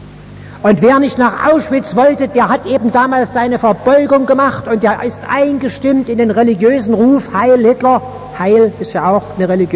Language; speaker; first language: German; native; German